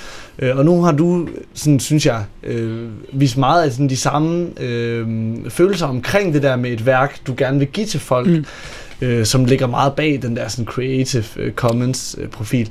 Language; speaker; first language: Danish; native; Danish